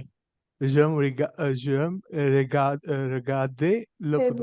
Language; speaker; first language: French; non-native, learner; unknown